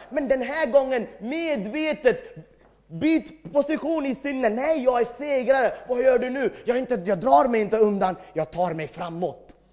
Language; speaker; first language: Swedish; non-native, fluent; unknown